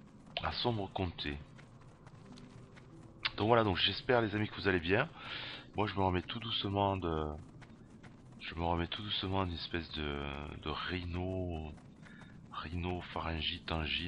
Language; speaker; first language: French; native; French